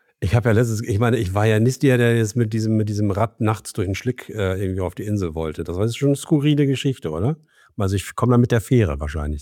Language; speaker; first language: German; native; German